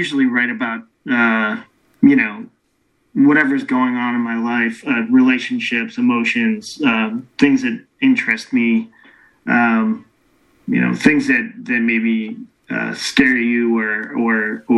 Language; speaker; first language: English; native; English